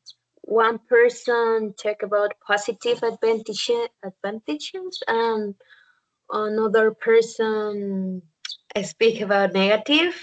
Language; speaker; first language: English; non-native, learner; Spanish